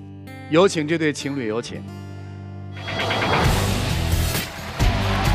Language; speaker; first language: Chinese; native; Chinese